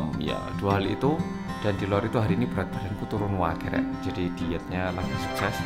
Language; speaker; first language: Indonesian; early bilingual, other home language; Korean